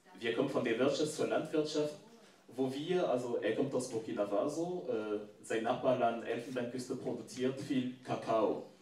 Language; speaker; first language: German; non-native, fluent; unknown